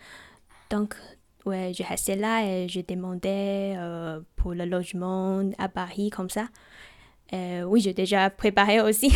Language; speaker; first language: French; non-native, learner; Chinese